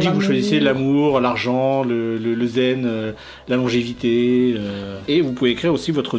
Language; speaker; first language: French; native; French